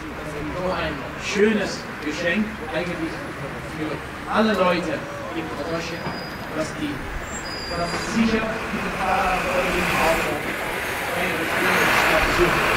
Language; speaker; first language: German; non-native, learner; Dutch